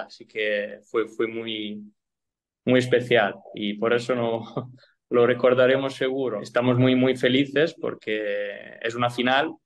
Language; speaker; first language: Spanish; non-native, fluent; Italian